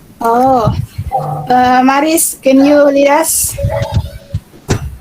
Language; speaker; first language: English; non-native, fluent; Indonesian